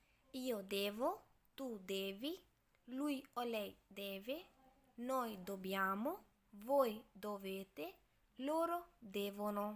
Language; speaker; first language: Italian; non-native, learner; Urdu